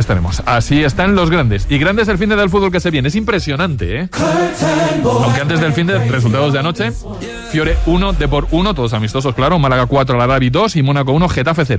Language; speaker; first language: Spanish; native; Spanish